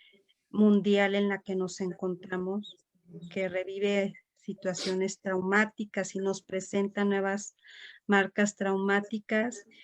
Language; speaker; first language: Spanish; native; Spanish